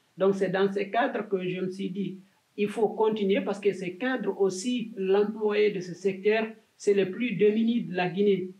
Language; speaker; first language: French; non-native, local second language; Fula